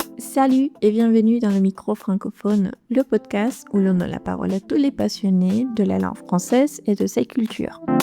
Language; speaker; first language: French; non-native, fluent; Spanish